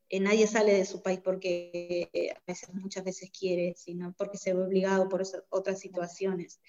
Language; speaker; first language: Spanish; native; Spanish